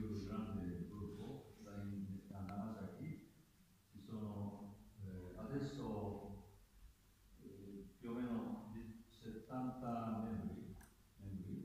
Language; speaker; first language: Italian; non-native, learner; Japanese